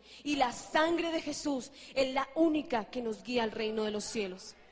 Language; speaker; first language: Spanish; native; Spanish